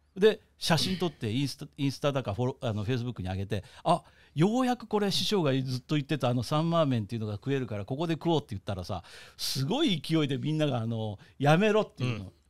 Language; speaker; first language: Japanese; native; Japanese